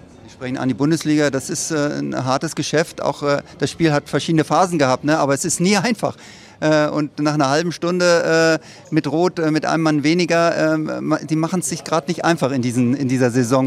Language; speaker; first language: German; native; German